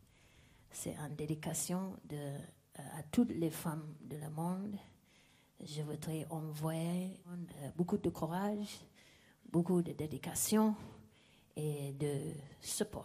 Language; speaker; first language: French; non-native, learner; English